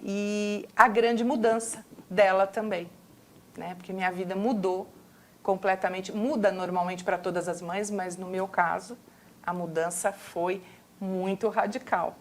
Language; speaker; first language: Portuguese; native; Portuguese